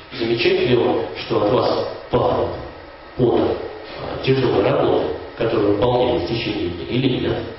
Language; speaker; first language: Russian; native; Russian